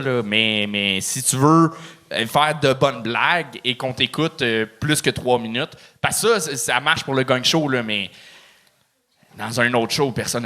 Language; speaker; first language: French; native; French